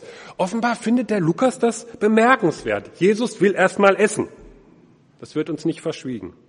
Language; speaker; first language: German; native; German